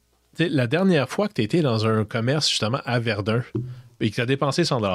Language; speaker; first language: French; native; French